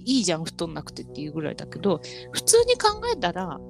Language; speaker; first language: Japanese; native; Japanese